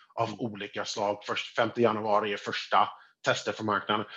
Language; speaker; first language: Swedish; non-native, fluent; English